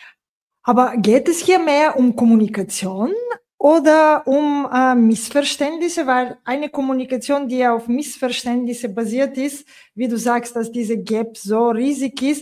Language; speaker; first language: German; non-native, fluent; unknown